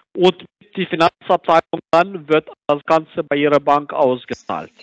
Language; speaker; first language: German; non-native, fluent; Albanian